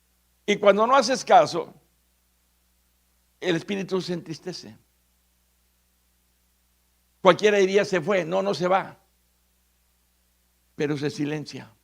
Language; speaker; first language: Spanish; native; Spanish